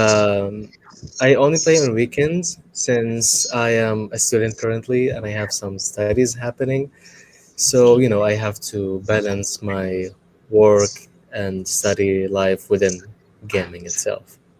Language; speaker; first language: English; non-native, fluent; Arabic